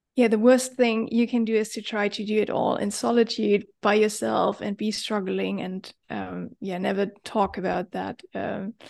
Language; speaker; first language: English; non-native, fluent; German